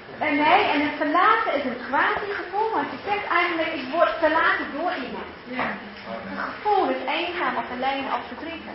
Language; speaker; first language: Dutch; early bilingual, heritage; English